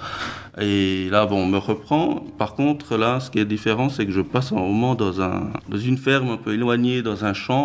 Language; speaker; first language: French; early bilingual, other home language; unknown